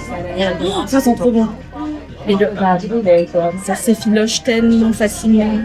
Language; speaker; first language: French; native; French